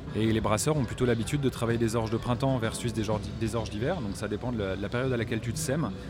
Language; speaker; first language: French; native; French